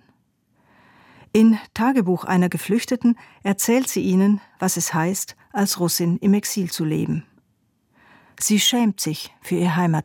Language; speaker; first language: German; native; German